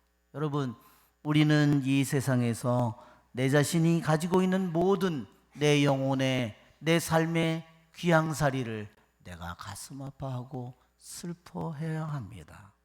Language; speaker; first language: Korean; native; Korean